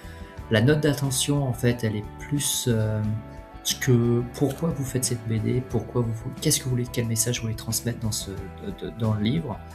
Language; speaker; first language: French; native; French